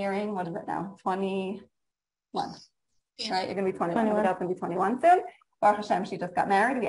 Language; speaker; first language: English; non-native, fluent; Hebrew